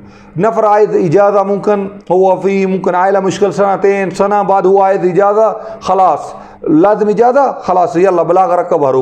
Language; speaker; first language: Arabic; non-native, learner; Urdu